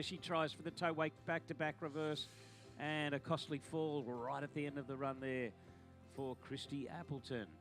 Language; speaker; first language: English; native; English